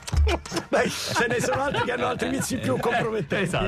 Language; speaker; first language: Italian; native; Italian